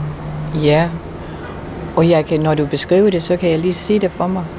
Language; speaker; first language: Danish; non-native, fluent; English